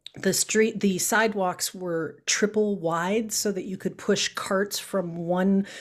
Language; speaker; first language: English; native; English